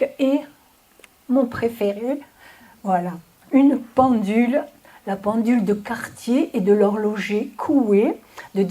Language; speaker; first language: French; native; French